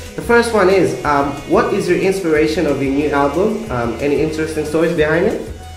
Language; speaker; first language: English; non-native, fluent; Indonesian